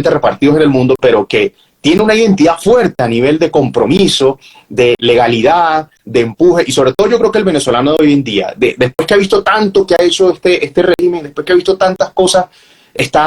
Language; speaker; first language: Spanish; native; Spanish